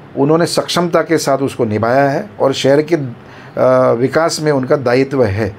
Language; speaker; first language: Hindi; non-native, local second language; Marathi